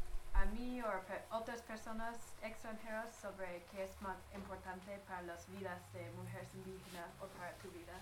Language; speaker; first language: Spanish; non-native, learner; English